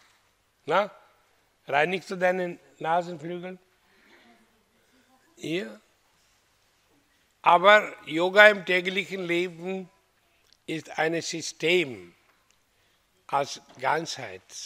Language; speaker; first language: German; non-native, learner; Hindi